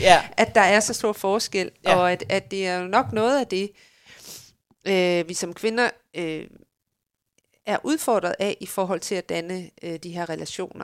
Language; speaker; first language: Danish; native; Danish